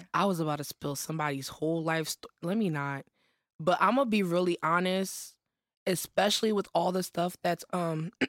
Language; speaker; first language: English; early bilingual, other home language; Haitian Creole